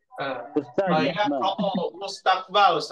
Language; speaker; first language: Arabic; non-native, learner; Indonesian